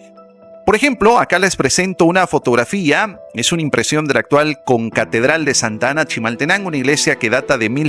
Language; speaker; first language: Spanish; native; Spanish